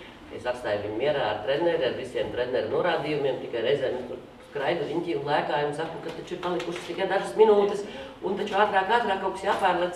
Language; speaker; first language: Latvian; native; Latvian